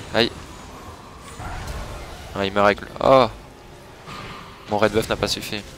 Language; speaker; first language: French; native; French